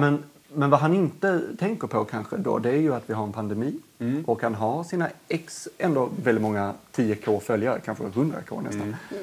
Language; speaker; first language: Swedish; native; Swedish